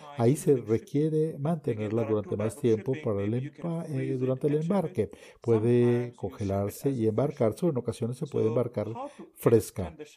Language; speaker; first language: Spanish; non-native, fluent; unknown